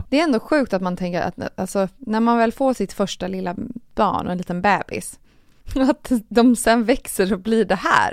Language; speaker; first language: Swedish; native; Swedish